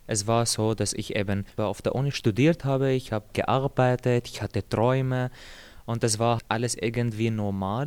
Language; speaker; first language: German; non-native, fluent; Arabic